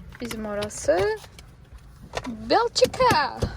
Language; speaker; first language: Turkish; early bilingual, heritage; Turkish